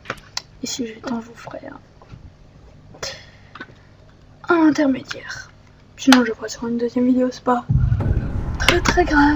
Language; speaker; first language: French; native; French